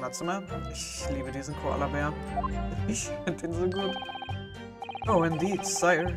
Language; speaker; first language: German; native; German